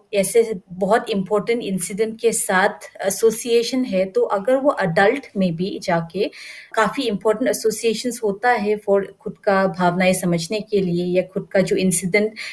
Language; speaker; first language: Hindi; non-native, local second language; Garo